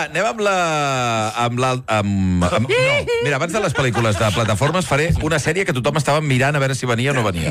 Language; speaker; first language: Catalan; native; Catalan